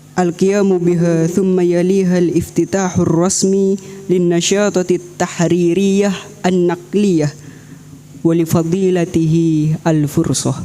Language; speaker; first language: Arabic; non-native, fluent; Indonesian